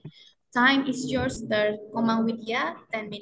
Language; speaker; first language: English; non-native, fluent; Indonesian